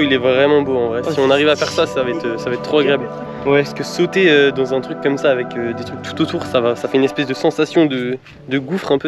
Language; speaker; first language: French; native; French